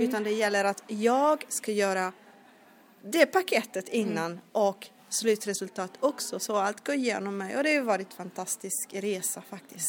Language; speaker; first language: Swedish; non-native, fluent; Italian